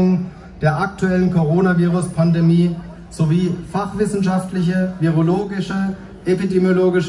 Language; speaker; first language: German; native; German